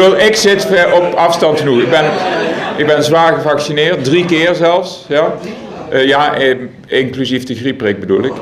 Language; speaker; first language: Dutch; native; Dutch